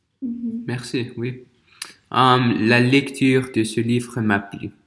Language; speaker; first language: French; non-native, fluent; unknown